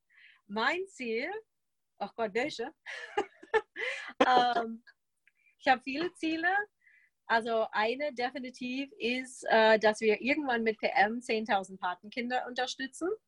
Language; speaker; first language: German; non-native, fluent; English